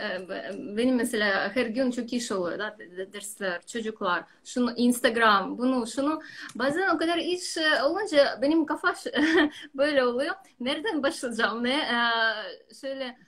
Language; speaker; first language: Turkish; non-native, learner; Russian